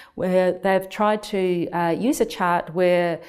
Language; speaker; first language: English; native; English